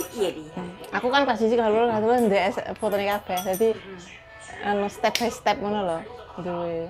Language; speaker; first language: Chinese; non-native, learner; Indonesian